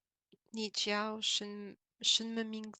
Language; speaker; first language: Chinese; non-native, learner; Portuguese